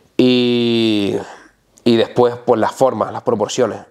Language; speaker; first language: Spanish; native; Spanish